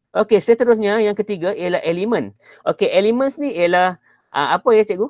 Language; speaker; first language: Malay; native; Malay